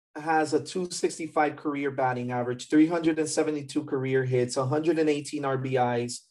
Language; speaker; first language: English; early bilingual, other home language; Spanish